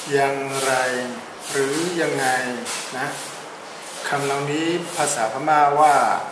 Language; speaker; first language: Thai; non-native, fluent; Burmese